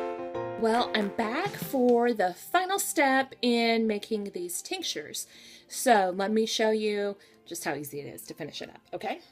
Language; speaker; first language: English; native; English